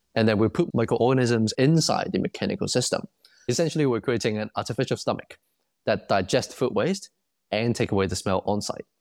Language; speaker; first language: English; non-native, local second language; Cantonese